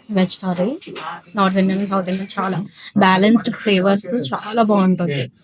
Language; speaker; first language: Telugu; non-native, local second language; Odia